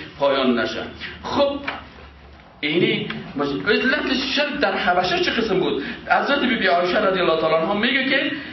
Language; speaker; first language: Persian; native; Persian